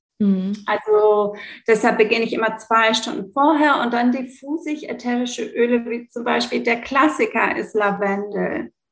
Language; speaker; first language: German; early bilingual, heritage; German